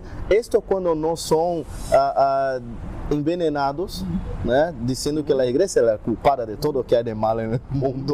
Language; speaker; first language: Spanish; non-native, fluent; Portuguese